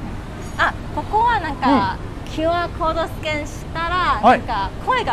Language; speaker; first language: Japanese; non-native, learner; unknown